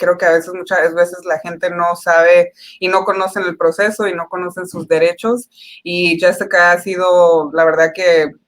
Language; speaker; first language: Spanish; early bilingual, heritage; Spanish